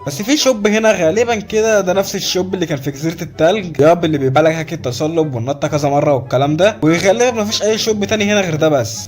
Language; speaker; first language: Arabic; native; Arabic